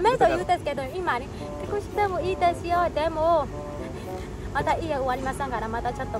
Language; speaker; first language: Japanese; non-native, learner; Burmese